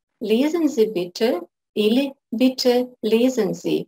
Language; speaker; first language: German; non-native, fluent; Russian